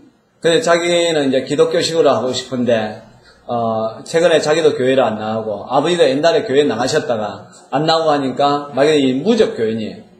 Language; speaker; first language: Korean; native; Korean